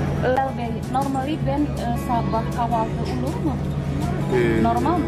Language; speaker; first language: Turkish; non-native, learner; Indonesian